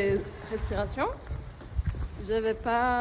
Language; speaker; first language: French; non-native, learner; Portuguese